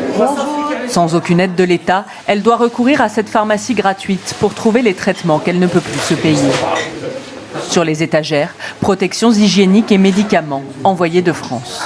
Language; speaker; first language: French; native; French